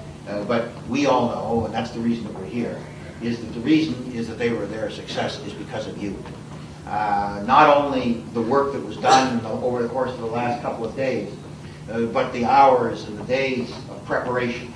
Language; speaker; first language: English; native; English